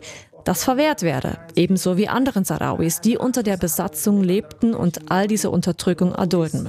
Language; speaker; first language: German; native; German